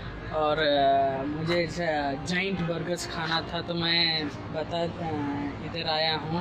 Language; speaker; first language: Hindi; non-native, local second language; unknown